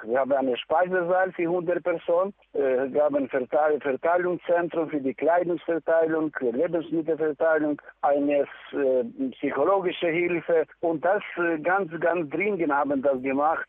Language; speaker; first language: German; non-native, fluent; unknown